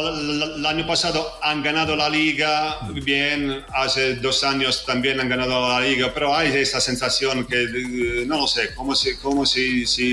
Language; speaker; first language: Spanish; non-native, fluent; Italian